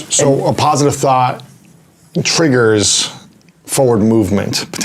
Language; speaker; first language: English; native; English